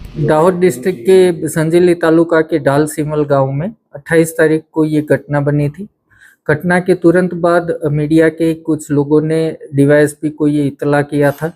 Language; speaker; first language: Hindi; non-native, local second language; Gujarati